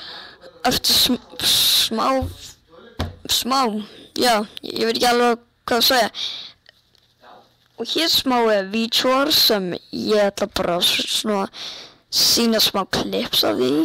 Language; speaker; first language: Icelandic; early bilingual, heritage; Icelandic